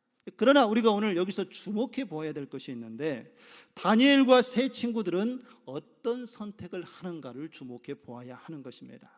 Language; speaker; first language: Korean; native; Korean